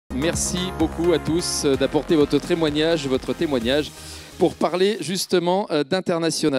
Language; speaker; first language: French; native; French